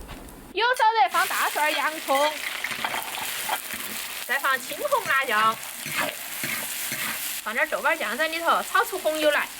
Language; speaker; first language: Chinese; native; Chinese